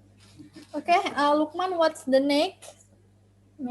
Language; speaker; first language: English; non-native, learner; Indonesian